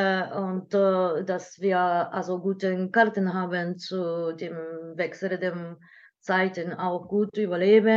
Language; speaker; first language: German; non-native, learner; Japanese